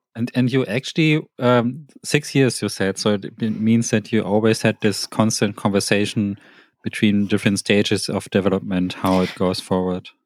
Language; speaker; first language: English; non-native, fluent; German